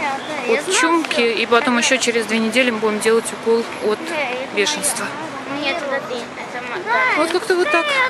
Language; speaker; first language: Russian; native; Russian